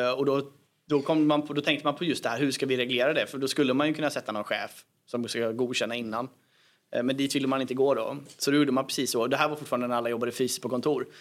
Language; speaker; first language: Swedish; native; Swedish